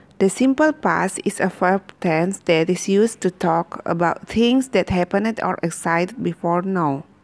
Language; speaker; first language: English; non-native, fluent; Indonesian